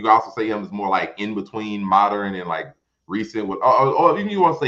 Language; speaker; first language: English; native; English